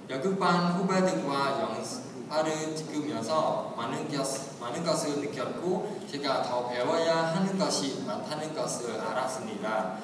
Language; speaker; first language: Korean; non-native, learner; Khmer